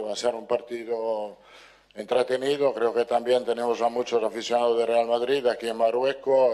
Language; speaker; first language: Spanish; non-native, fluent; Italian